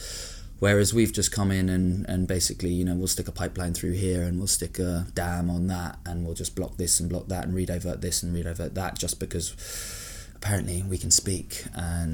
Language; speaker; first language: English; native; English